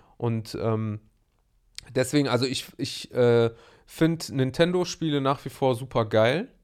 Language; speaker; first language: German; early bilingual, other home language; Arabic